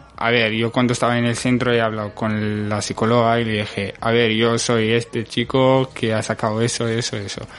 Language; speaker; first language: Spanish; non-native, fluent; Arabic